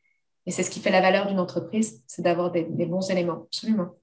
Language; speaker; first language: French; native; French